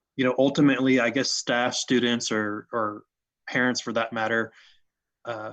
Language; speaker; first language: English; native; English